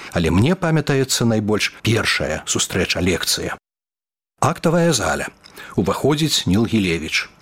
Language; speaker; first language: Belarusian; native; Belarusian